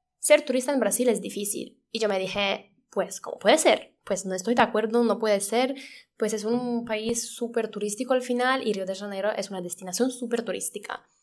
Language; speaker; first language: Spanish; non-native, fluent; Polish